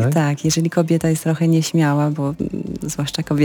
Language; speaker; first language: Polish; non-native, fluent; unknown